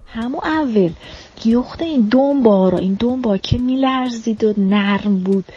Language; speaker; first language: Persian; non-native, local second language; Arabic